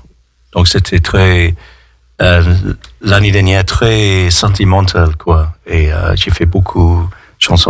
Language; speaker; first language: French; non-native, fluent; English